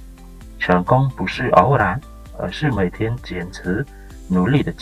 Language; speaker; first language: Chinese; non-native, fluent; Khmer